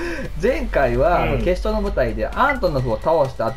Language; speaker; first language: Japanese; native; Japanese